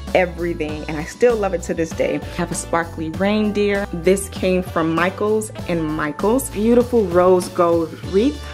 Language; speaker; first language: English; native; English